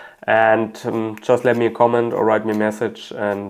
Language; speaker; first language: English; non-native, fluent; German